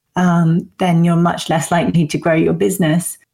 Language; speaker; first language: English; native; English